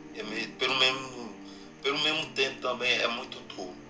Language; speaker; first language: Portuguese; non-native, fluent; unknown